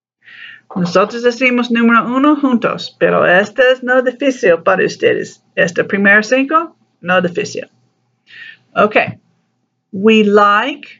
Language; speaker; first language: Spanish; non-native, learner; English